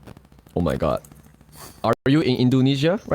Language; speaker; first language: English; non-native, fluent; Chinese